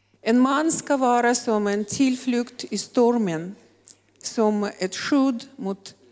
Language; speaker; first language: Swedish; non-native, learner; Russian